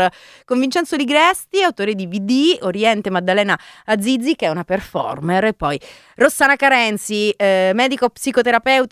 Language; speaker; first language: Italian; native; Italian